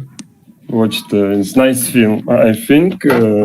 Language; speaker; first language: English; non-native, learner; Russian